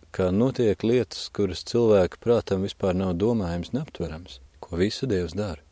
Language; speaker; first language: Latvian; native; Latvian